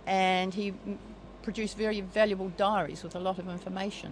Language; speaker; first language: English; native; English